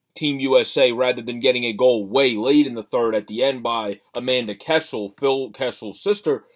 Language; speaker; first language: English; native; English